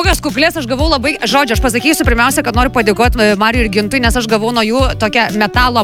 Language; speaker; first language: Lithuanian; native; Lithuanian